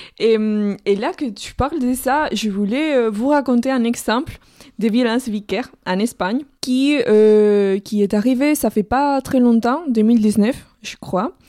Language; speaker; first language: French; non-native, fluent; Spanish